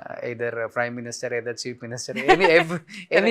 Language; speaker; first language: Telugu; native; Telugu